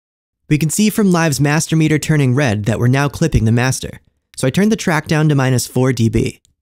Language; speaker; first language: English; native; English